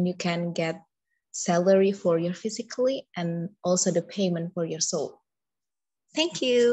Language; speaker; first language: English; non-native, learner; Indonesian